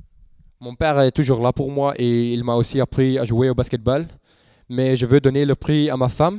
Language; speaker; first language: French; non-native, local second language; Dutch